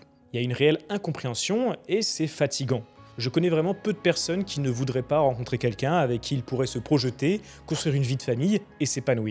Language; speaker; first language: French; native; French